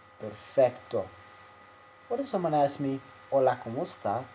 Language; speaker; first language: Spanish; non-native, fluent; English